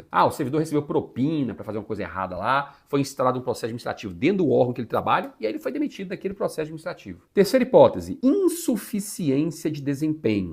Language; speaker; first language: Portuguese; native; Portuguese